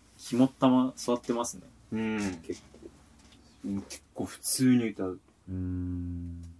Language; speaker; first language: Japanese; native; Japanese